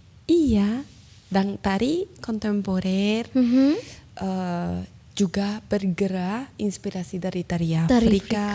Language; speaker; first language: Indonesian; non-native, learner; Spanish